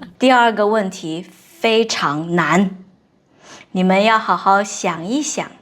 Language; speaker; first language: Chinese; non-native, local second language; Hakka Chinese